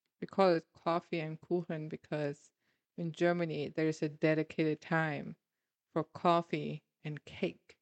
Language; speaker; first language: English; non-native, fluent; German